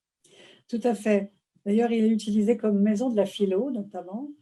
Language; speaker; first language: French; native; French